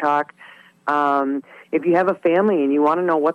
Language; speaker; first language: English; native; English